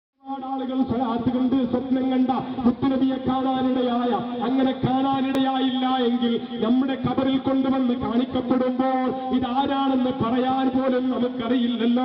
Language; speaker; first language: Malayalam; native; Malayalam